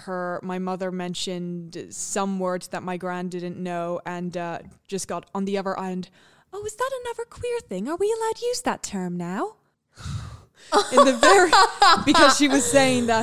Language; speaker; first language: English; native; English